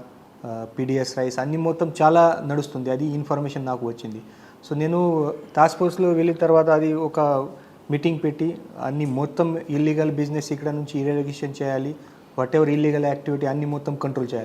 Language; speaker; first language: Telugu; non-native, learner; Marathi